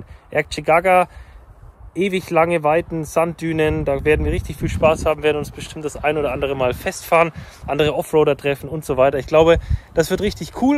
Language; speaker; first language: German; native; German